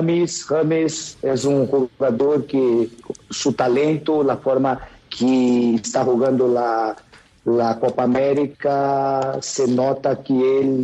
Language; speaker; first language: Spanish; non-native, fluent; Portuguese